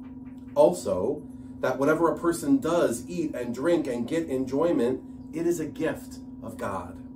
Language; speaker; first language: English; native; English